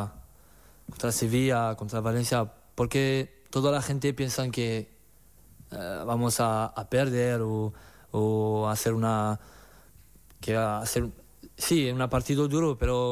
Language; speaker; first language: Spanish; non-native, learner; French